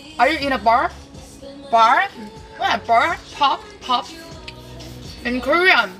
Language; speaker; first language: English; non-native, learner; Korean